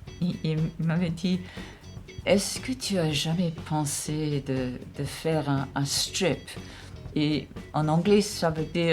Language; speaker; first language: French; non-native, fluent; English